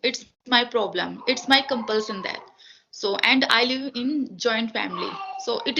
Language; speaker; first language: English; non-native, learner; Hindi